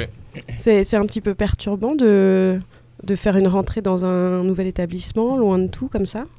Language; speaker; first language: French; native; French